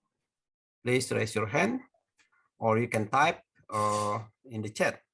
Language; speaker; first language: English; non-native, fluent; Indonesian